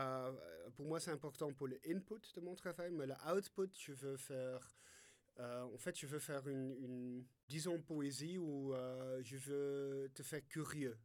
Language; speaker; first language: French; non-native, fluent; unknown